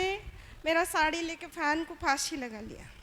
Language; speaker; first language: Hindi; non-native, local second language; Marathi